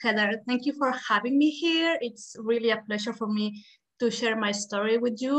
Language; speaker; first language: English; non-native, fluent; Spanish